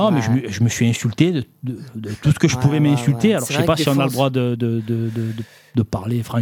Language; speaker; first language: French; native; French